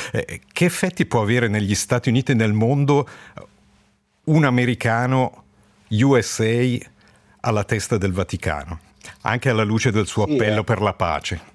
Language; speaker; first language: Italian; native; Italian